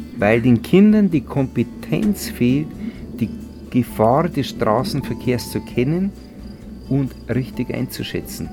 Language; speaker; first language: German; native; German